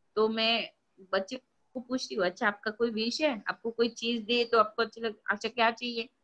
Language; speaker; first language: Hindi; non-native, local second language; Gujarati